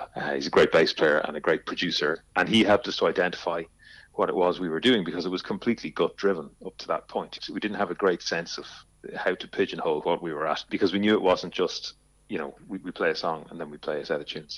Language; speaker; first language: English; native; English